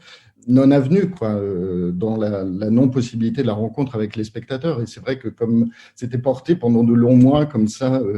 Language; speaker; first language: French; native; French